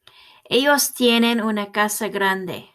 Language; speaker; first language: Spanish; non-native, fluent; English